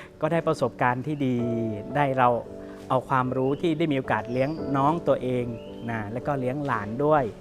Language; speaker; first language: Thai; native; Thai